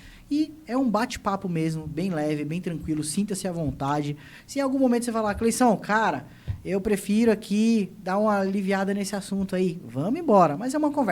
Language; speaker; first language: Portuguese; native; Portuguese